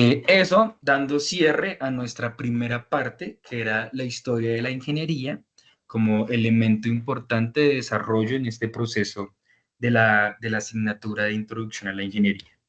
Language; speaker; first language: Spanish; native; Spanish